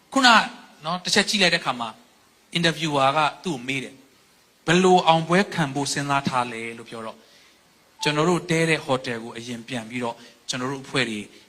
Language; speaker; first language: Burmese; non-native, local second language; Hakha Chin